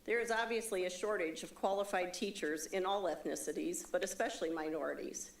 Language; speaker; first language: English; native; English